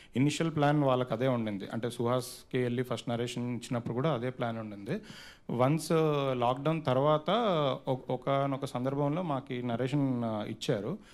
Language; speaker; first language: Telugu; native; Telugu